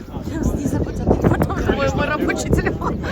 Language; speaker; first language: Russian; native; Russian